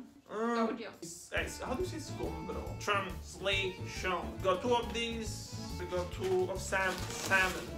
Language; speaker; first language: English; non-native, fluent; Italian